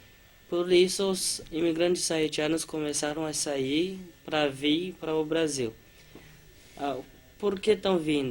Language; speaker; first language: Portuguese; non-native, fluent; Haitian Creole